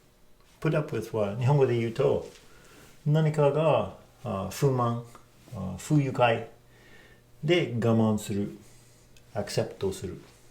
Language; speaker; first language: Japanese; non-native, fluent; English